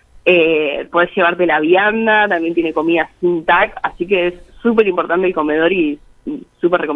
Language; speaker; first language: Spanish; native; Spanish